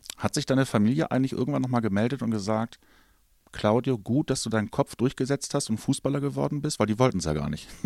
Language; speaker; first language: German; native; German